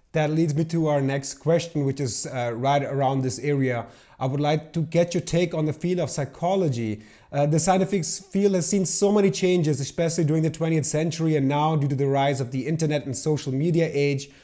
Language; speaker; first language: English; non-native, local second language; Urdu